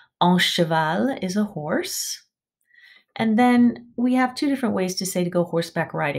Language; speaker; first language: English; native; English